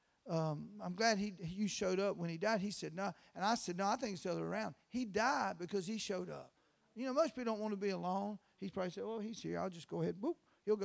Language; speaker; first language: English; native; English